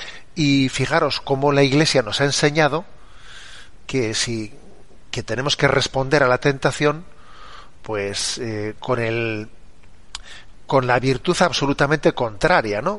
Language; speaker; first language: Spanish; native; Spanish